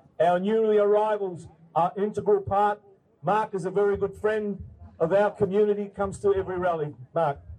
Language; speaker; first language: English; early bilingual, other home language; Ukrainian